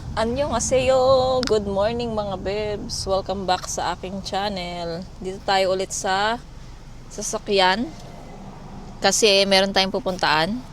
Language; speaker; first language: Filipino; native; Filipino